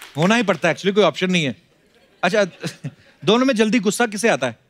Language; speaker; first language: Hindi; native; Hindi